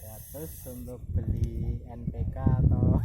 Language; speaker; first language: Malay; non-native, local second language; Javanese